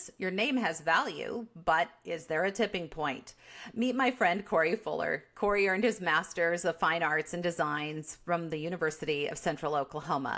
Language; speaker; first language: English; native; English